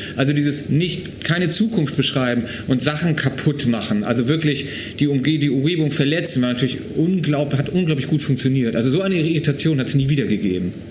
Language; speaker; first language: German; native; German